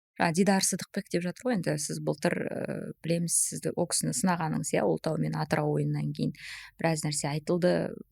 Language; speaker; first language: Kazakh; native; Kazakh